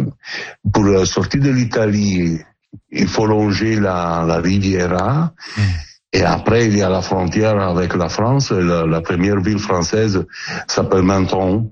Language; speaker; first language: French; non-native, learner; Italian